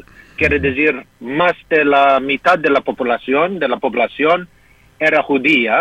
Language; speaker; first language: Spanish; non-native, fluent; English